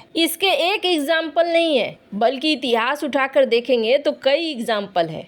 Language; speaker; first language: Hindi; native; Hindi